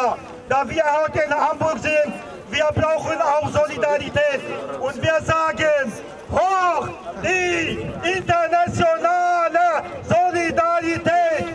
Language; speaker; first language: German; non-native, fluent; Kurdish